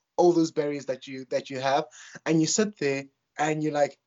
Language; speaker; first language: English; non-native, local second language; Tswana